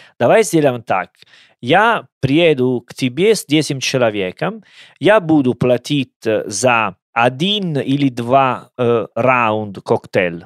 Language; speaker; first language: Russian; non-native, learner; Italian